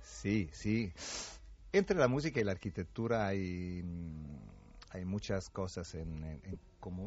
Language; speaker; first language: Spanish; non-native, fluent; Italian